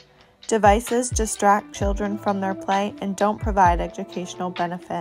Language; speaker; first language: English; native; English